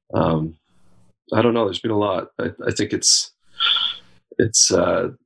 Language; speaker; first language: English; native; English